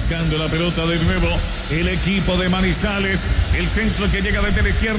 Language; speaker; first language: Spanish; native; Spanish